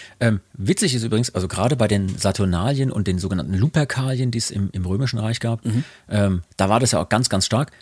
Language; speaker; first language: German; native; German